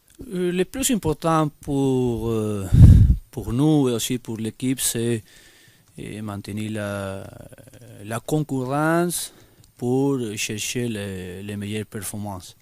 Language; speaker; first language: French; non-native, fluent; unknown